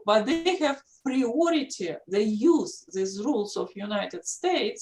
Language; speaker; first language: English; non-native, fluent; Russian